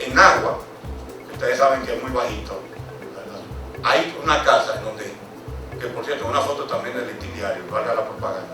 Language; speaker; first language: Spanish; native; Spanish